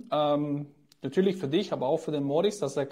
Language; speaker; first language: German; native; German